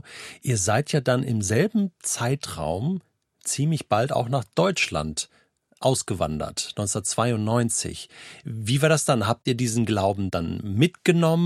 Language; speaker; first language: German; native; German